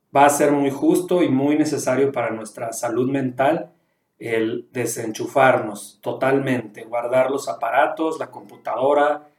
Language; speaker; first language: Spanish; native; Spanish